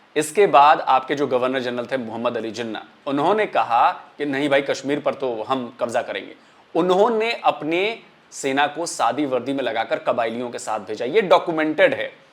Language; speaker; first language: Hindi; native; Hindi